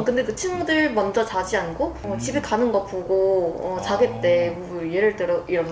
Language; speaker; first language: Korean; non-native, fluent; Vietnamese